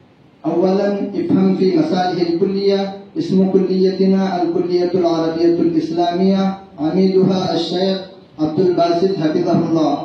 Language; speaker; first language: Arabic; non-native, learner; Urdu